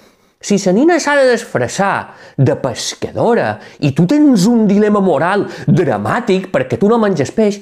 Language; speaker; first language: Catalan; native; Catalan